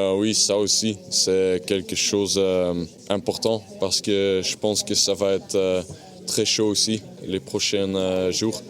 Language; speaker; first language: French; non-native, fluent; Dutch